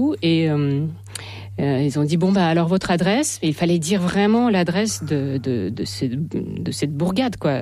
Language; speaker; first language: French; non-native, fluent; Russian